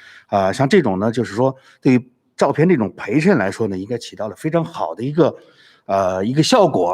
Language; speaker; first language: Chinese; native; Chinese